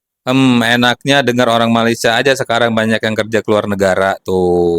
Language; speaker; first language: Indonesian; native; Indonesian